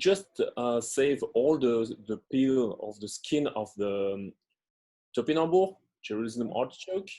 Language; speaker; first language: English; non-native, fluent; French